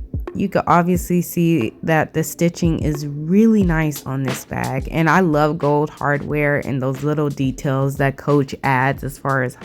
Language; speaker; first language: English; native; English